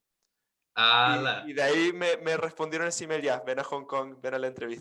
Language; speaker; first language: Spanish; non-native, fluent; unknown